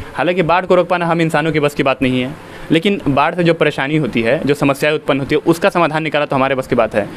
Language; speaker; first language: Hindi; native; Hindi